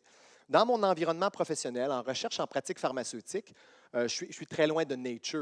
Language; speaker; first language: French; native; French